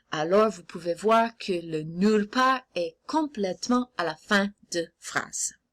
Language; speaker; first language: French; non-native, fluent; English